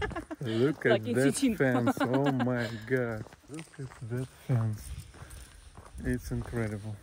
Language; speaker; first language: English; non-native, learner; Russian